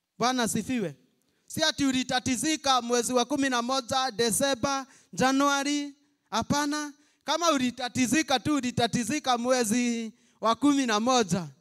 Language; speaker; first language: Swahili; non-native, local second language; Kikuyu